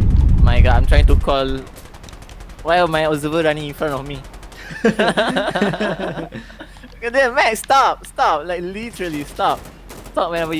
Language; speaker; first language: English; non-native, fluent; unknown